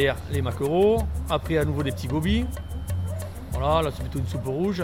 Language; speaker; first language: French; native; French